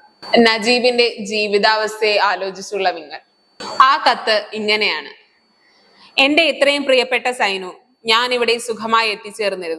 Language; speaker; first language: Malayalam; native; Malayalam